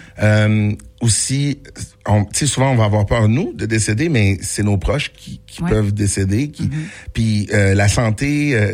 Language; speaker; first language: French; native; French